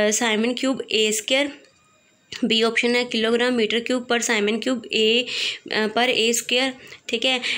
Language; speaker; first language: Hindi; non-native, local second language; Punjabi